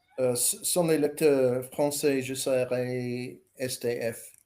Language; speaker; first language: French; non-native, learner; English